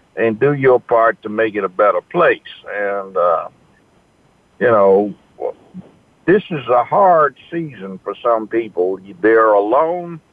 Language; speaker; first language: English; native; English